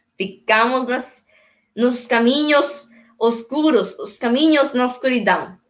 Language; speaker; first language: Portuguese; non-native, learner; Spanish